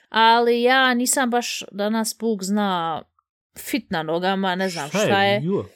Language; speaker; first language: Bosnian; early bilingual, heritage; Bosnian